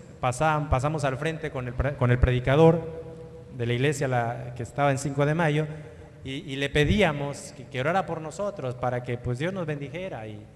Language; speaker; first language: Spanish; native; Spanish